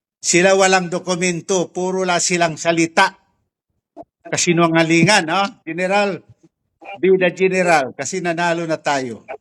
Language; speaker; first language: Filipino; non-native, local second language; Tausug